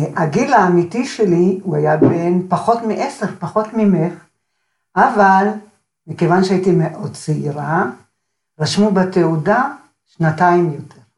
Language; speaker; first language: Hebrew; early bilingual, other home language; Arabic